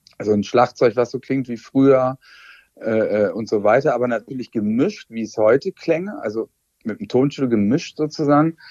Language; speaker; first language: German; native; German